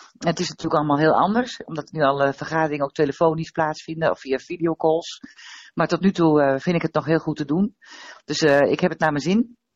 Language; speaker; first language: Dutch; native; Dutch